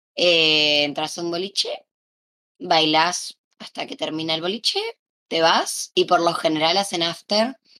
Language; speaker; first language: Spanish; native; Spanish